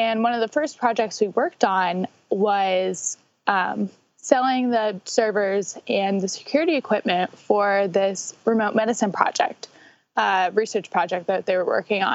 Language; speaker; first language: English; native; English